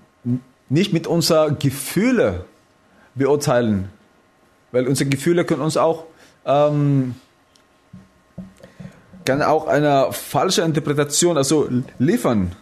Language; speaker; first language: German; non-native, fluent; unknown